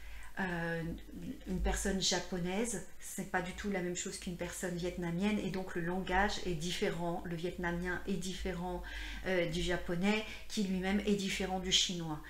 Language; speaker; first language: French; native; French